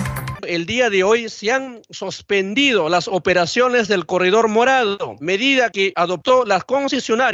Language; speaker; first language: Spanish; native; Spanish